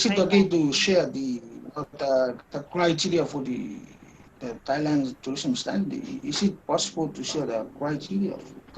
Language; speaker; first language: English; non-native, fluent; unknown